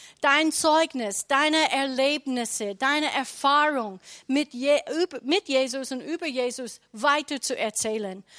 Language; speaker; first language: German; non-native, learner; English